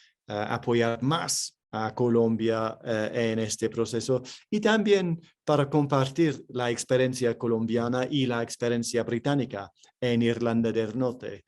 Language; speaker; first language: Spanish; non-native, fluent; English